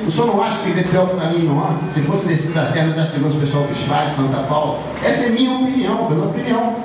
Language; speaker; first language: Portuguese; native; Portuguese